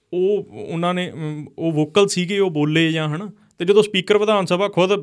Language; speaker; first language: Punjabi; native; Punjabi